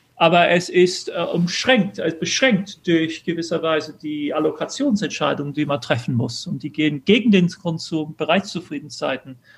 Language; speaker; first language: German; early bilingual, other home language; English